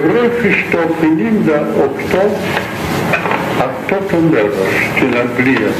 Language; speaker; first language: Greek; non-native, fluent; Russian